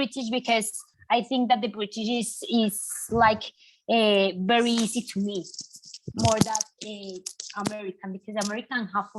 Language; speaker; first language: English; non-native, learner; Spanish